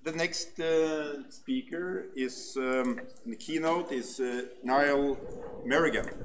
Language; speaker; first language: English; non-native, fluent; Norwegian